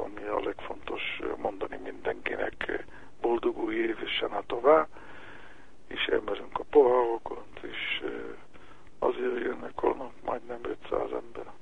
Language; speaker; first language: Hungarian; early bilingual, heritage; Hebrew